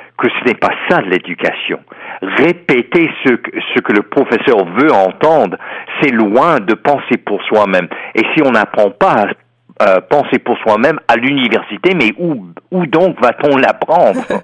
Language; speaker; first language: French; non-native, fluent; English